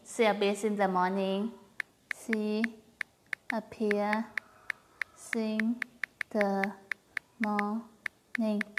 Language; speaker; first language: English; non-native, learner; Vietnamese